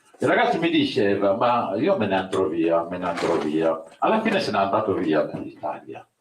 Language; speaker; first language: Italian; non-native, fluent; Wolof